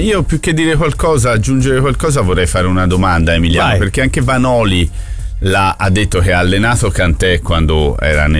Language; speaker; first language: Italian; native; Italian